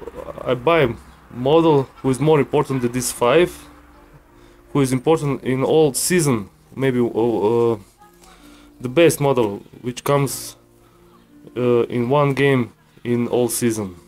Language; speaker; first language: English; non-native, learner; Croatian